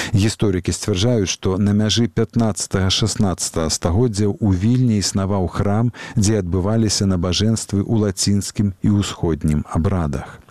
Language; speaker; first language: Belarusian; native; Belarusian